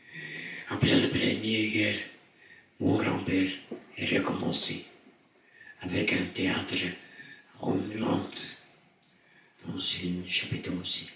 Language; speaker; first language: French; non-native, fluent; Dutch